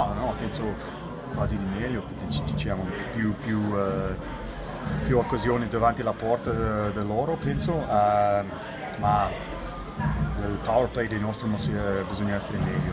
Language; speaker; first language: Italian; non-native, learner; English